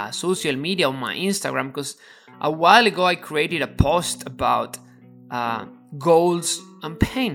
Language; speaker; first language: English; non-native, fluent; Spanish